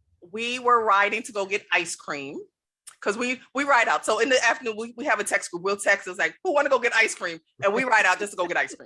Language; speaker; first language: English; native; English